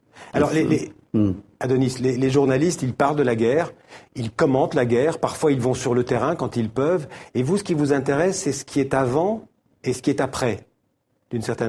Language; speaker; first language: French; native; French